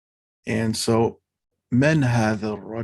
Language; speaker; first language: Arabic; non-native, fluent; English